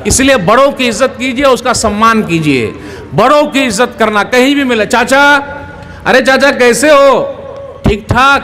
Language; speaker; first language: Hindi; native; Hindi